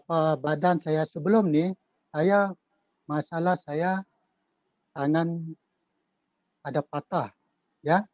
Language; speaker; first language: Malay; native; Malay